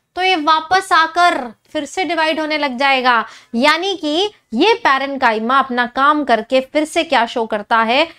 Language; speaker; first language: Hindi; native; Hindi